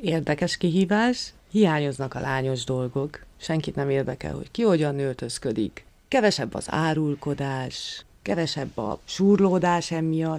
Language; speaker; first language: Hungarian; native; Hungarian